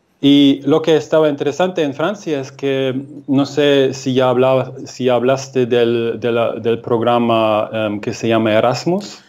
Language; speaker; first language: Spanish; non-native, fluent; Russian